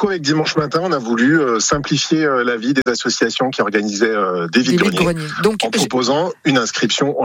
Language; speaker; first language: French; native; French